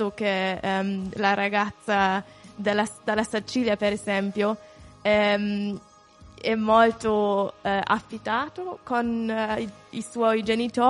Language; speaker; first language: Italian; non-native, fluent; German